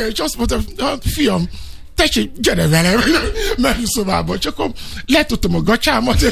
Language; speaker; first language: Hungarian; non-native, fluent; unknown